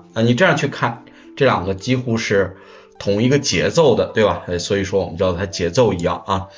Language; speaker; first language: Chinese; native; Chinese